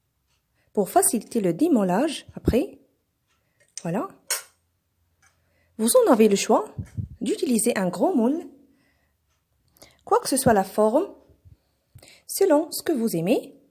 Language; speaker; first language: French; non-native, local second language; Arabic